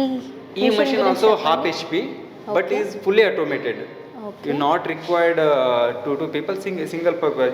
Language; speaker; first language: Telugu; non-native, local second language; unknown